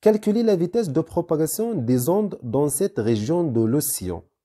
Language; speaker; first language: French; non-native, local second language; Arabic